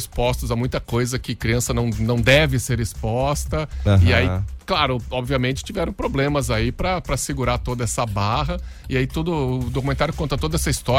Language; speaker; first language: Portuguese; native; Portuguese